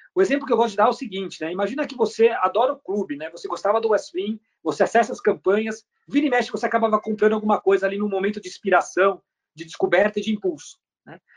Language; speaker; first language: Portuguese; early bilingual, other home language; Spanish